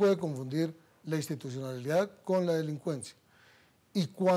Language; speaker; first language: Spanish; native; Spanish